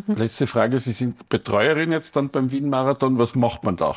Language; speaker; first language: German; native; German